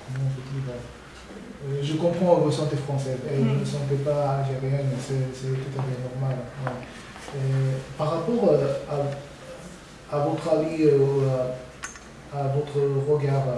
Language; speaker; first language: French; non-native, learner; Korean